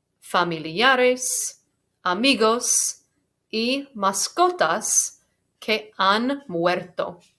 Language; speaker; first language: Spanish; non-native, fluent; English